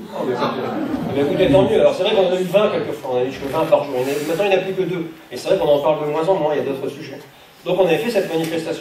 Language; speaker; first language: French; native; French